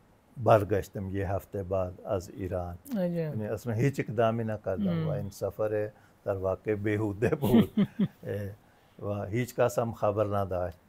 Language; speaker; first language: Persian; non-native, fluent; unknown